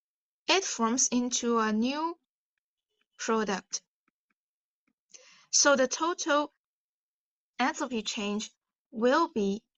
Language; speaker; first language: English; non-native, fluent; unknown